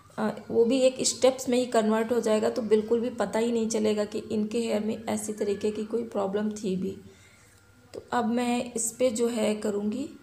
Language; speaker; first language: Hindi; native; Hindi